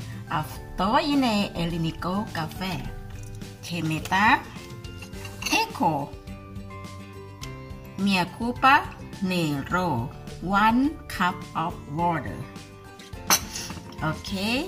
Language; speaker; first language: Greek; non-native, learner; Thai